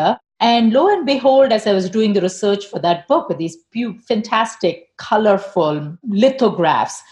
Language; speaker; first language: English; non-native, local second language; Tamil